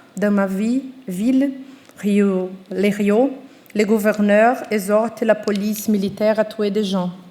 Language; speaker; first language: French; non-native, fluent; Portuguese